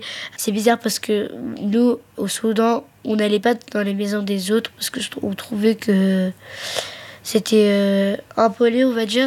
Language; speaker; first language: French; early bilingual, other home language; Arabic